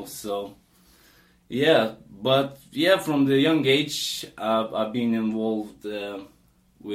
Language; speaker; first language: English; non-native, fluent; Lithuanian